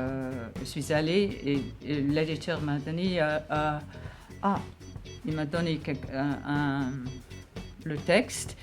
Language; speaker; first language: French; non-native, fluent; English